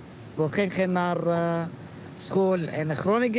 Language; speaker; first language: Dutch; non-native, learner; Arabic